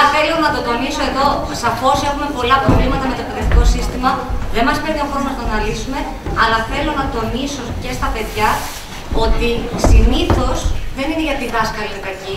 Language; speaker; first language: Greek; native; Greek